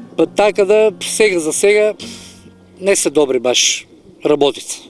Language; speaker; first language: Macedonian; native; Macedonian